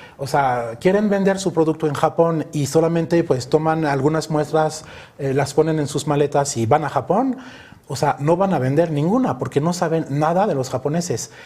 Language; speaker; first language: Spanish; early bilingual, other home language; French